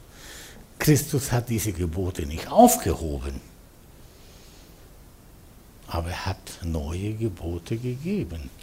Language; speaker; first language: German; non-native, fluent; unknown